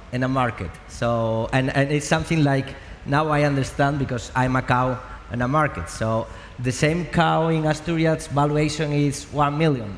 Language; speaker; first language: English; non-native, learner; Spanish